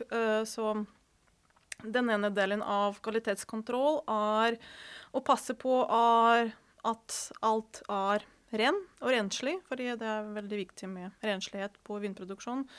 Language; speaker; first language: Norwegian; non-native, fluent; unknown